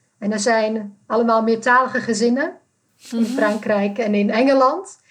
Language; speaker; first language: Dutch; non-native, fluent; Czech